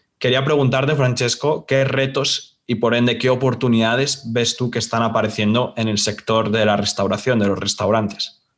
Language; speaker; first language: Spanish; native; Spanish